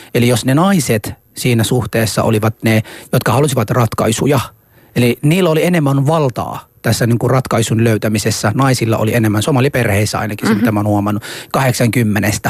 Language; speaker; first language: Finnish; early bilingual, other home language; Somali